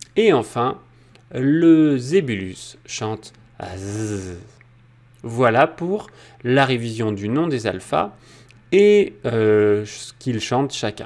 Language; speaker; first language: French; native; French